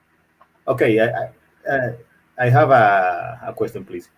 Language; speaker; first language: English; non-native, learner; Spanish